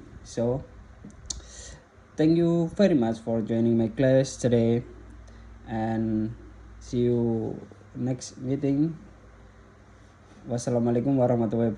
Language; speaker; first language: English; non-native, learner; Indonesian